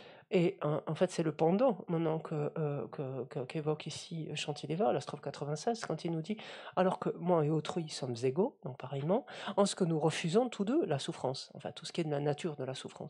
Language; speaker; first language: French; native; French